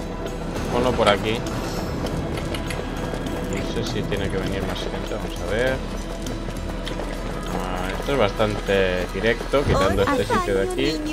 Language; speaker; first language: Spanish; native; Spanish